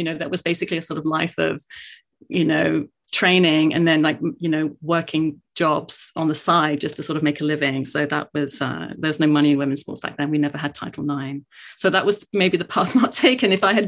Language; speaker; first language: English; native; English